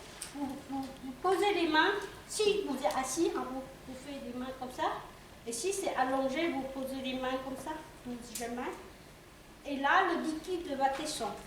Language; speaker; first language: French; non-native, local second language; Chinese